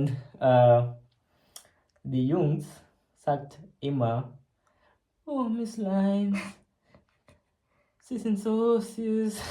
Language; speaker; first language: German; non-native, learner; Malayalam